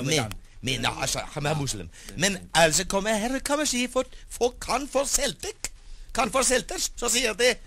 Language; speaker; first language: Norwegian; non-native, learner; Turkish